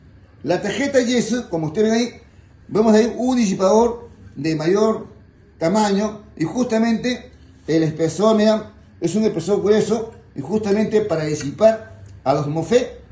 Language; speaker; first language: Spanish; native; Spanish